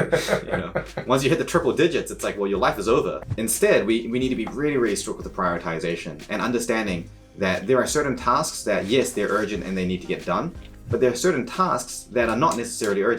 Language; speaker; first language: English; native; English